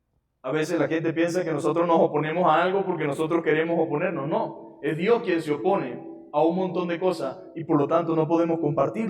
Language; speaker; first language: Spanish; native; Spanish